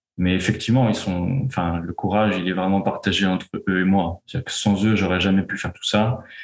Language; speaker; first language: French; native; French